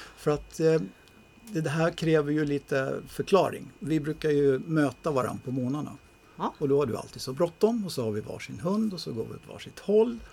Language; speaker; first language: Swedish; native; Swedish